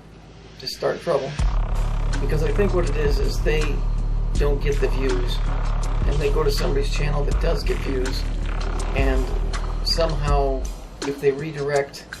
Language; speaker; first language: English; native; English